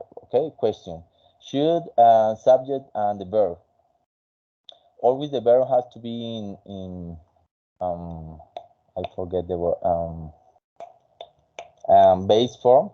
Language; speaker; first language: English; non-native, fluent; Spanish